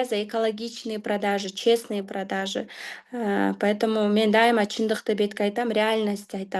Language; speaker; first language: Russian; non-native, local second language; Kyrgyz